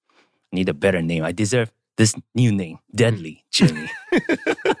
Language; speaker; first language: English; non-native, fluent; Korean